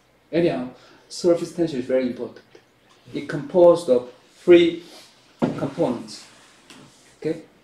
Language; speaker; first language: English; non-native, fluent; Korean